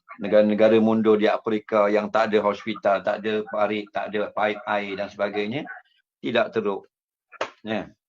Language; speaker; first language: Malay; native; Malay